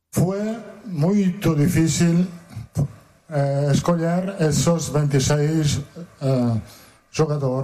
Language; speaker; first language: Portuguese; non-native, fluent; Italian